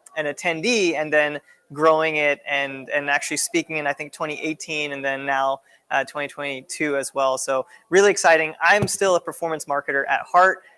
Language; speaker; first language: English; native; English